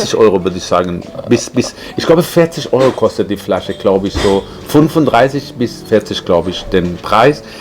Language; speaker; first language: German; non-native, fluent; Persian